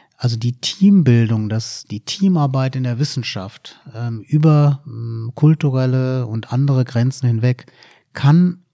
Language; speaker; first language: German; native; German